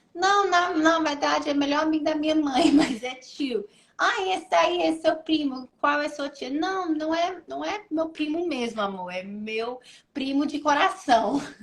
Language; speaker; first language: Portuguese; early bilingual, heritage; English